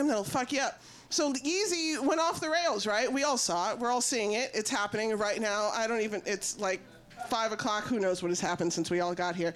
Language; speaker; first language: English; native; English